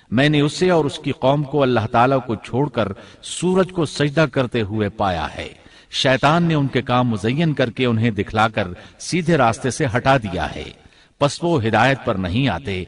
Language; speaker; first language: Urdu; native; Urdu